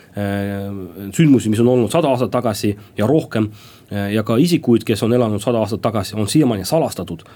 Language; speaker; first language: Estonian; non-native, local second language; Russian